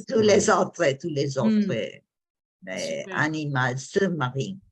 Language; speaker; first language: French; non-native, learner; English